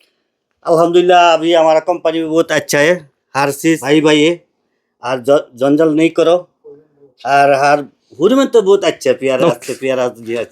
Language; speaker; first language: Hindi; non-native, local second language; Bangla